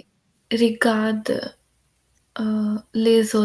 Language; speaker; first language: French; non-native, learner; Hindi